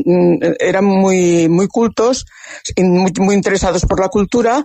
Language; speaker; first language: Spanish; native; Spanish